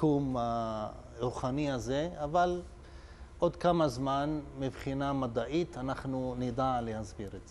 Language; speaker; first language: Hebrew; non-native, local second language; Arabic